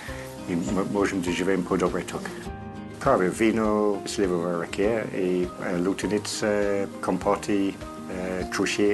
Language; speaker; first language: Bulgarian; non-native, fluent; English